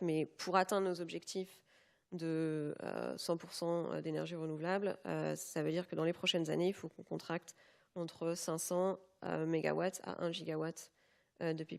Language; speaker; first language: French; native; French